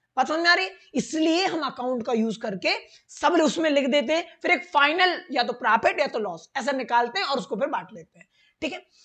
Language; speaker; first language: Hindi; native; Hindi